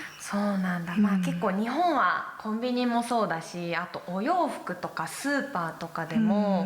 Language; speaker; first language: Japanese; native; Japanese